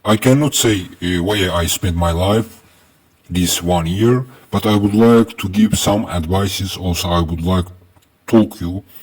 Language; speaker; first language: English; non-native, learner; Azerbaijani